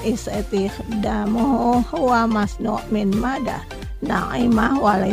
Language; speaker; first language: Arabic; non-native, fluent; Indonesian